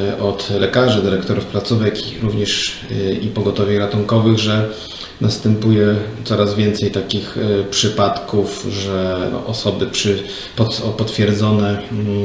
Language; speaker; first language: Polish; native; Polish